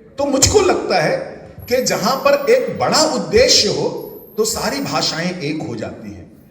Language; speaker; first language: Hindi; non-native, local second language; Chhattisgarhi